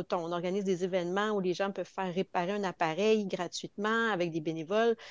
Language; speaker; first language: French; native; French